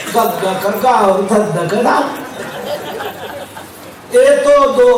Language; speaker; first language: Hindi; non-native, local second language; Marathi